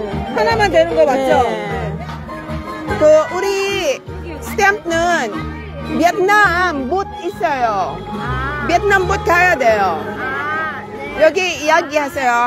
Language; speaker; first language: Korean; non-native, learner; Filipino